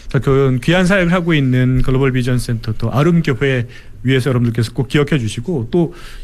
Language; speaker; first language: Korean; native; Korean